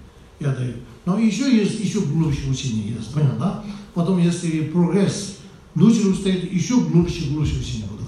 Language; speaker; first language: Russian; non-native, learner; Tibetan